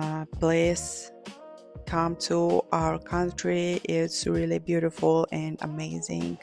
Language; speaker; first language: English; non-native, fluent; Georgian